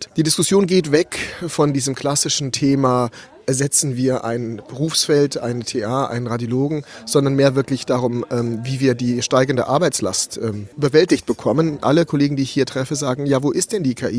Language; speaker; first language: German; native; German